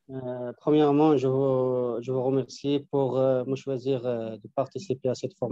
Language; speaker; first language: French; non-native, learner; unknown